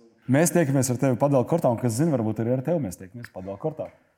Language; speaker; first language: Latvian; native; Latvian